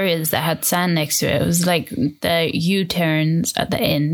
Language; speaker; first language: English; native; English